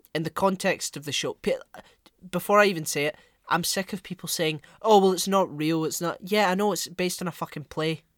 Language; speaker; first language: English; native; English